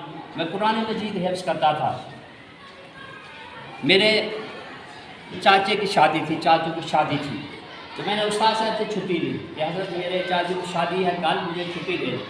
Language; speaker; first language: Urdu; native; Urdu